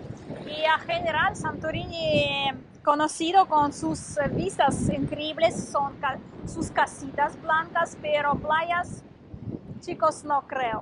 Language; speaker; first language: Spanish; non-native, learner; Russian